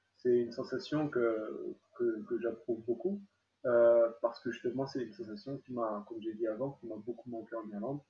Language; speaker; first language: French; native; French